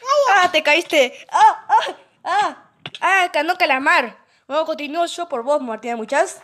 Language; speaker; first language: Spanish; native; Spanish